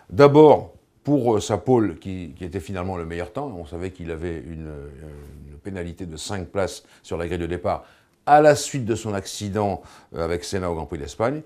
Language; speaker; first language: French; native; French